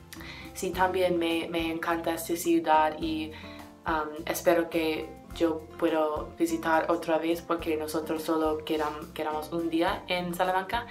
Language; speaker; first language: Spanish; non-native, learner; English